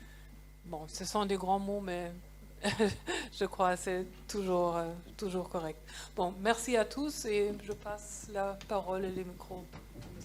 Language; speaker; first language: French; non-native, fluent; German